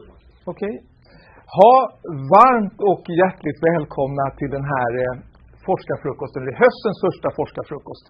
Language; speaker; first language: Swedish; native; Swedish